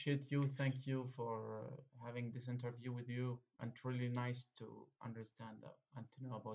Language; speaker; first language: English; non-native, fluent; Arabic